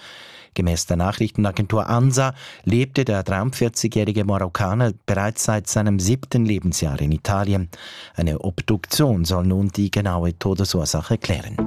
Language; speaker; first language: German; native; German